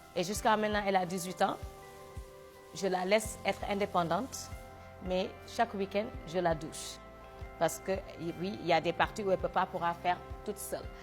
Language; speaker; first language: French; non-native, local second language; Wolof